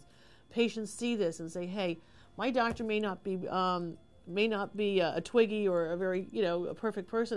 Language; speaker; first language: English; native; English